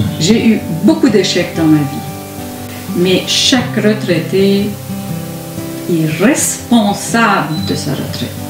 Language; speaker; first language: French; non-native, fluent; Arabic